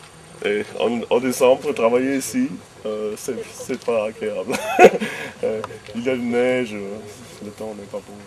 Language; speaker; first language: French; non-native, fluent; German